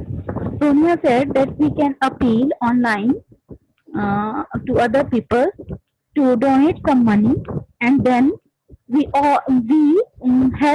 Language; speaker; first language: English; non-native, learner; Hindi